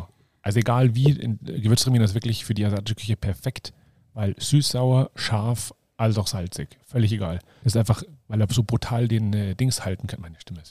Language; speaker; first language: German; native; German